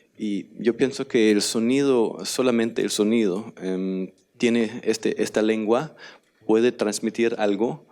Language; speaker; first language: Spanish; non-native, learner; Danish